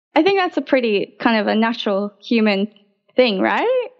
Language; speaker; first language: English; native; English